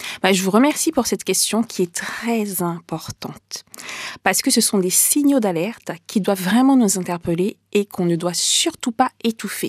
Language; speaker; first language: French; native; French